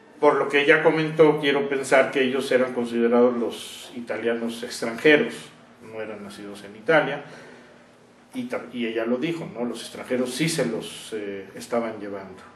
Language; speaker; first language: Spanish; native; Spanish